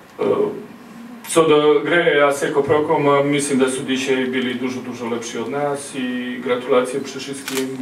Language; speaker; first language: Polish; non-native, learner; Croatian